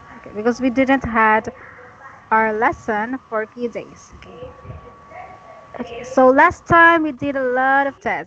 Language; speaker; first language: English; non-native, fluent; Cebuano